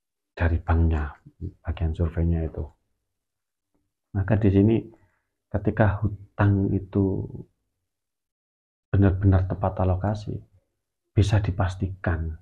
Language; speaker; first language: Indonesian; native; Indonesian